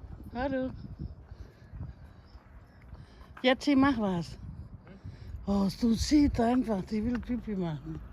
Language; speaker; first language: German; non-native, learner; Indonesian